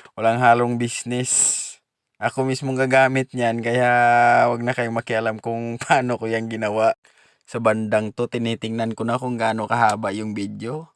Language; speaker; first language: Filipino; non-native, local second language; Cebuano